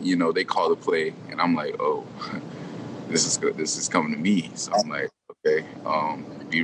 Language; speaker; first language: English; native; English